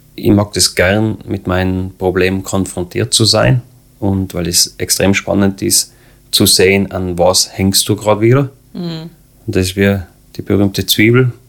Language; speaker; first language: German; early bilingual, other home language; Croatian